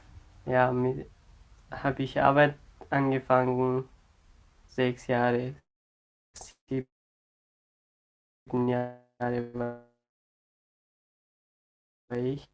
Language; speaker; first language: German; non-native, learner; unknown